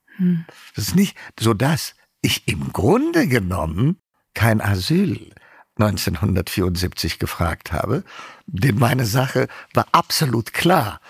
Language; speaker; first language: German; non-native, fluent; Amharic